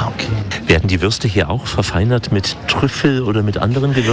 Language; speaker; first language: German; native; German